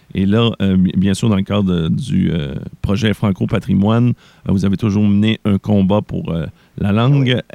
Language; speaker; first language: French; native; French